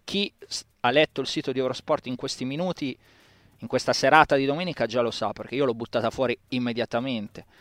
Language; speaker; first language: Italian; native; Italian